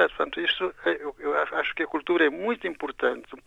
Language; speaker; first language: Portuguese; non-native, local second language; Kabuverdianu